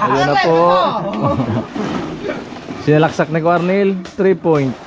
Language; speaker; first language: Filipino; native; Filipino